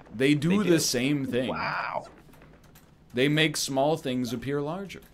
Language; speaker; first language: English; native; English